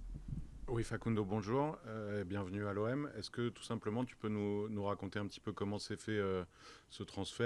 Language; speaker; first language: French; native; French